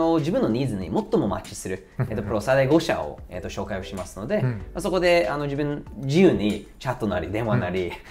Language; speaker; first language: Japanese; non-native, fluent; English